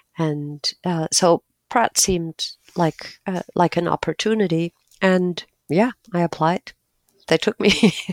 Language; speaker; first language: English; non-native, fluent; German